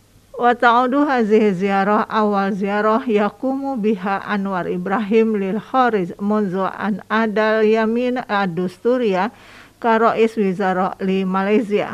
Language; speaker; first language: Arabic; non-native, fluent; Indonesian